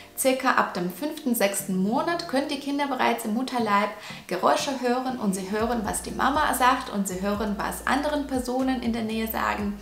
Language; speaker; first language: German; non-native, fluent; Russian